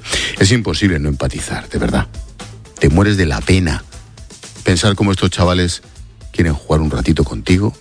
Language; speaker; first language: Spanish; native; Spanish